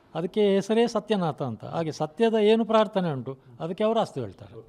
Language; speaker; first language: Kannada; native; Kannada